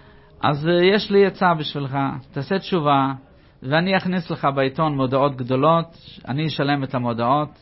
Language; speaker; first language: Hebrew; non-native, fluent; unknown